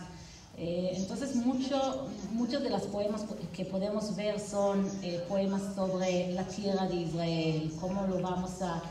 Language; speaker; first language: Spanish; non-native, fluent; Hebrew